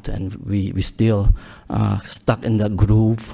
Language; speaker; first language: English; early bilingual, other home language; Khmer